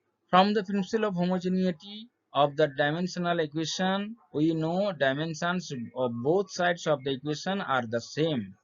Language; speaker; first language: English; non-native, local second language; Bangla